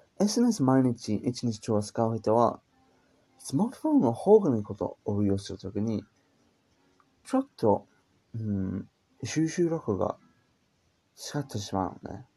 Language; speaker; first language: Japanese; non-native, learner; English